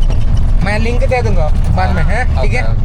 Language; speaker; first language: Hindi; non-native, local second language; Malayalam